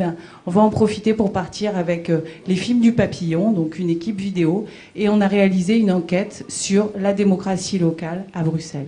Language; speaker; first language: French; native; French